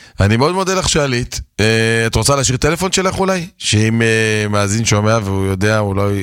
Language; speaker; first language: Hebrew; native; Hebrew